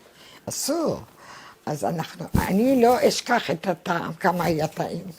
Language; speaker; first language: Hebrew; non-native, fluent; Arabic